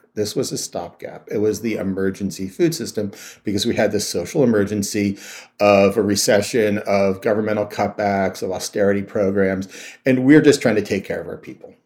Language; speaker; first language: English; native; English